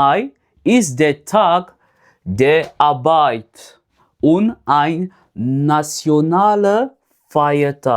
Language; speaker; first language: German; non-native, fluent; French